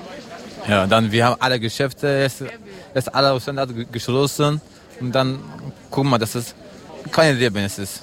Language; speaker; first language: German; non-native, learner; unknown